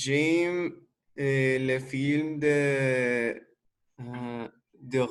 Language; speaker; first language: French; non-native, learner; Spanish